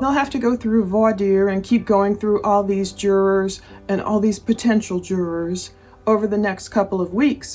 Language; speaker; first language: English; native; English